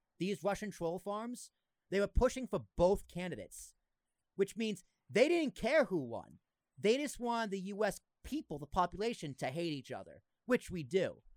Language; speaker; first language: English; native; English